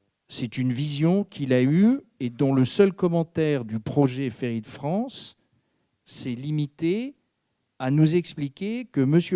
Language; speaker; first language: French; native; French